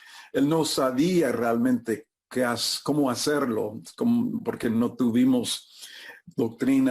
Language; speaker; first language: Spanish; non-native, fluent; English